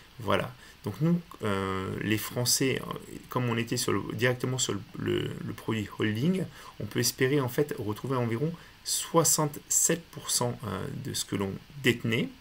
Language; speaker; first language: French; native; French